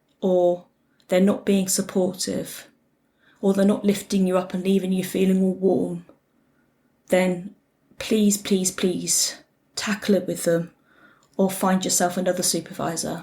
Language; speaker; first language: English; native; English